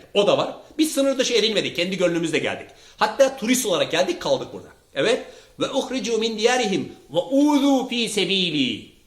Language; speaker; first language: Turkish; early bilingual, heritage; Turkish